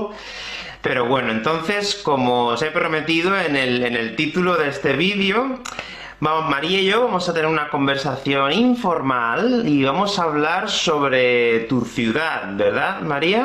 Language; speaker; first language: Spanish; native; Spanish